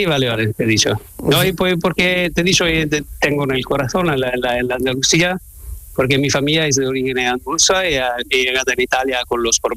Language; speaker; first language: Spanish; non-native, learner; Italian